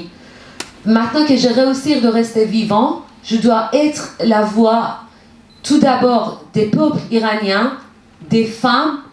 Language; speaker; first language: French; non-native, learner; Persian